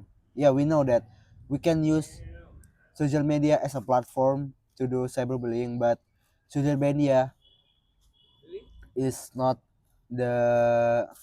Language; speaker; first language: English; non-native, fluent; Indonesian